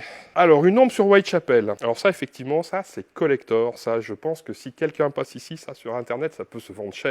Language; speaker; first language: French; native; French